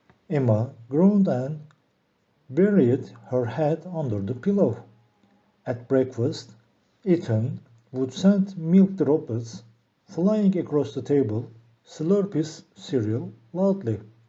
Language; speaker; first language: English; non-native, fluent; Turkish